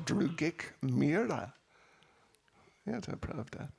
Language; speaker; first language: Russian; non-native, learner; English